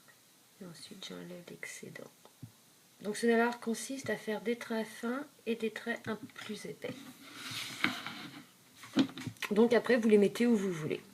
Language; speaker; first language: French; native; French